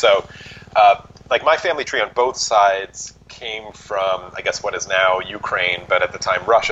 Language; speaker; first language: English; native; English